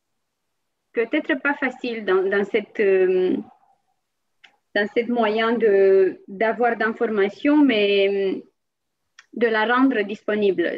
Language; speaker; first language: French; non-native, fluent; Romanian